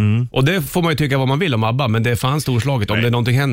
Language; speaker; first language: Swedish; native; Swedish